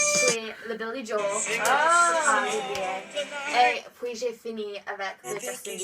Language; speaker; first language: French; non-native, learner; English